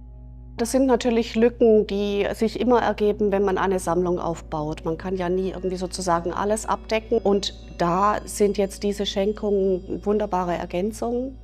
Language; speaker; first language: German; native; German